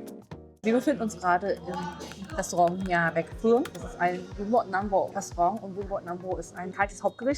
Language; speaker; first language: German; native; German